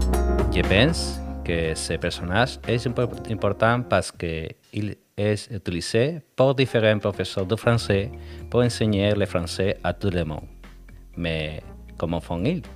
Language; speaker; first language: French; non-native, learner; Spanish